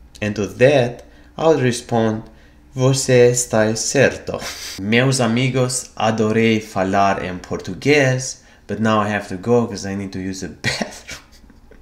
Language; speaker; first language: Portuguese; non-native, learner; English